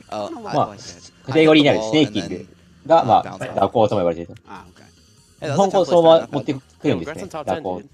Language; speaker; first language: Japanese; native; Japanese